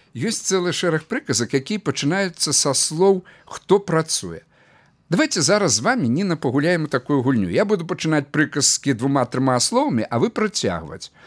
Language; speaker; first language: Belarusian; native; Belarusian